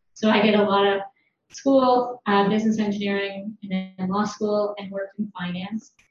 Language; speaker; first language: English; native; English